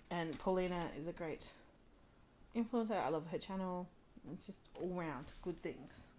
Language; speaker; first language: English; native; English